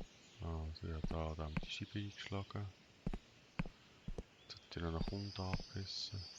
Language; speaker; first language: German; native; German